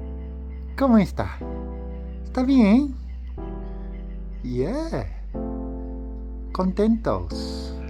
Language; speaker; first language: Spanish; non-native, learner; English